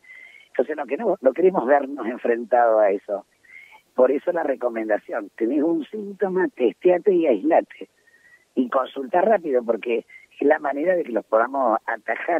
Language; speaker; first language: Spanish; native; Spanish